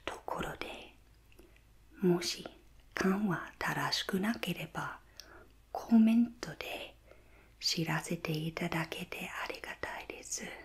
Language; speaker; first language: Japanese; non-native, fluent; English